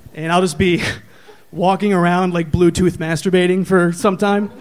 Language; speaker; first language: English; native; English